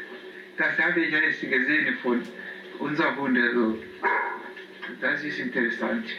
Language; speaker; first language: German; non-native, learner; Kinyarwanda